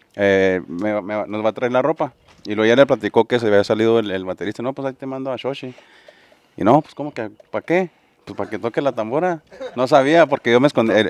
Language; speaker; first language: Spanish; native; Spanish